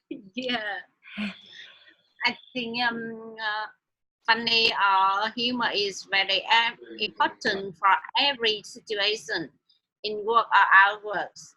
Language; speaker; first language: English; non-native, learner; Vietnamese